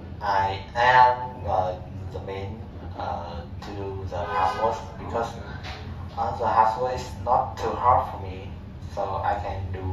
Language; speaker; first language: English; non-native, learner; Vietnamese